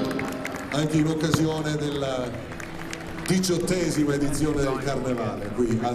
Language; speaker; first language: Italian; native; Italian